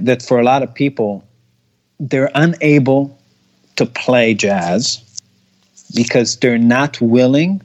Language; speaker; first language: English; non-native, fluent; Hebrew